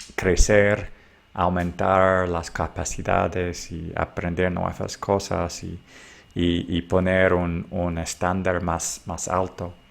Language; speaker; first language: Spanish; non-native, fluent; English